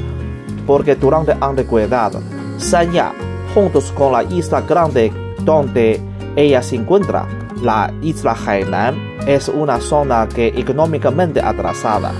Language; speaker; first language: Spanish; non-native, learner; Chinese